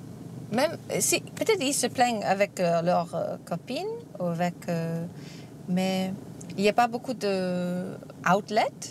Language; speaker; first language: French; non-native, fluent; English